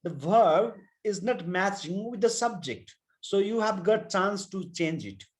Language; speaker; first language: English; non-native, local second language; Nepali